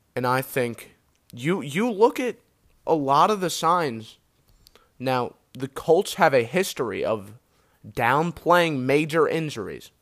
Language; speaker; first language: English; native; English